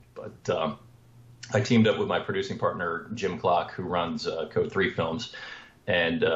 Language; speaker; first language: English; native; English